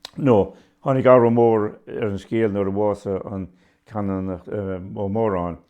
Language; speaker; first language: Irish; native; Irish